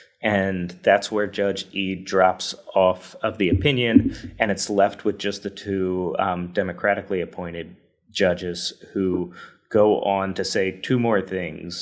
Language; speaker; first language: English; native; English